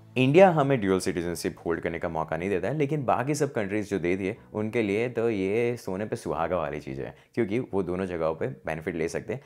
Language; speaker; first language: Hindi; native; Hindi